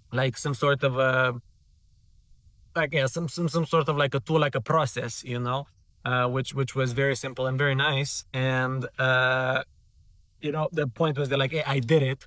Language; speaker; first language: English; non-native, fluent; Romanian